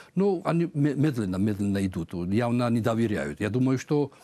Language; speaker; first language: Russian; non-native, local second language; Georgian